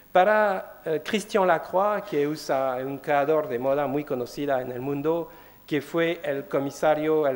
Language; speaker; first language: Spanish; non-native, learner; French